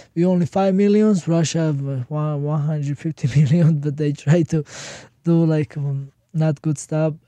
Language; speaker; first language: English; non-native, learner; Georgian